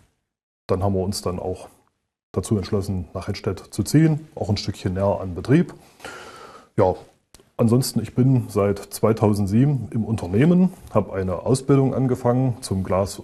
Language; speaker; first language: German; native; German